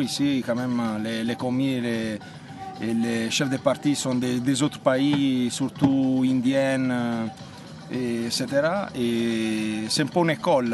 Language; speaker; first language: French; non-native, fluent; Italian